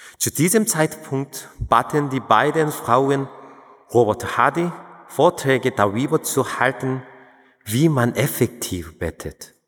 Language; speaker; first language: German; non-native, fluent; Korean